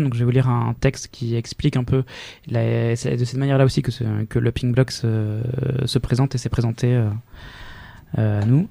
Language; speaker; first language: French; native; French